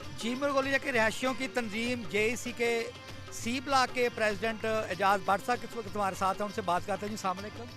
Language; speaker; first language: Urdu; non-native, local second language; Punjabi